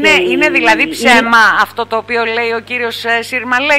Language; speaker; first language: Greek; native; Greek